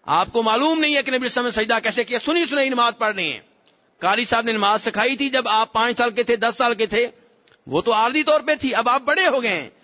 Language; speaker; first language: Urdu; native; Urdu